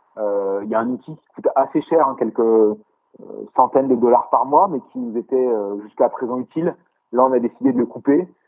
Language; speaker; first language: French; native; French